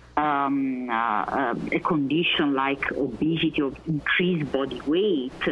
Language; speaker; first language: English; non-native, fluent; Italian